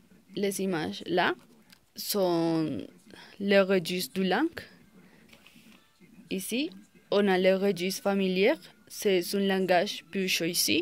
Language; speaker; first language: French; non-native, learner; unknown